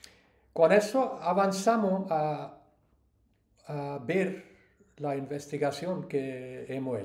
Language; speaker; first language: Spanish; non-native, learner; English